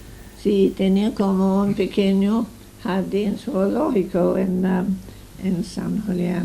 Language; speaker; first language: Spanish; non-native, fluent; English